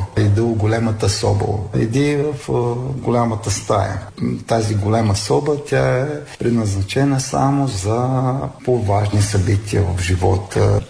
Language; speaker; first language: Bulgarian; early bilingual, heritage; Bulgarian